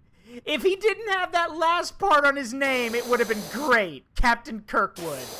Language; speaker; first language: English; native; English